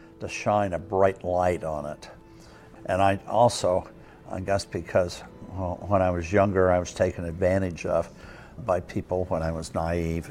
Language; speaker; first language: English; native; English